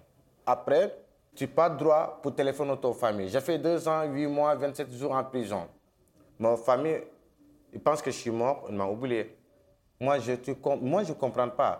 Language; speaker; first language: French; non-native, local second language; Wolof